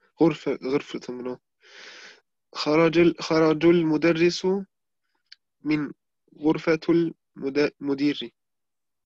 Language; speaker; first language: Arabic; non-native, learner; German